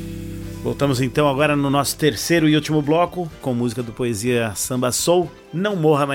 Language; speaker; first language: Portuguese; native; Portuguese